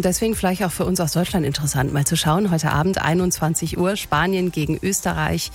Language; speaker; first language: German; native; German